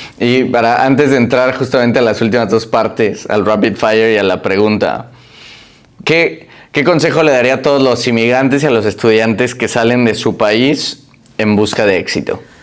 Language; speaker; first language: Spanish; native; Spanish